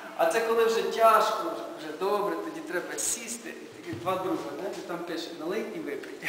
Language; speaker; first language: Ukrainian; native; Ukrainian